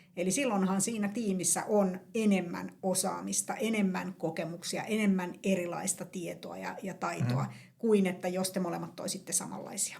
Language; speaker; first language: Finnish; native; Finnish